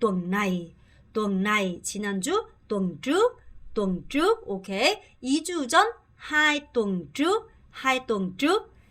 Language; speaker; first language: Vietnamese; non-native, fluent; Korean